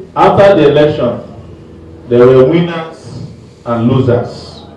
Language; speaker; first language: English; non-native, local second language; Yoruba